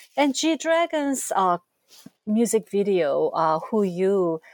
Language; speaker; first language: English; non-native, fluent; Korean